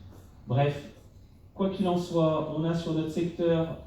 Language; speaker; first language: French; native; French